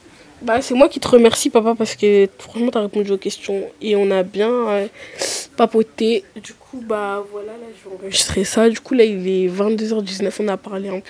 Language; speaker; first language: French; native; French